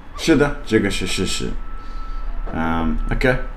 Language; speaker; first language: Chinese; non-native, learner; English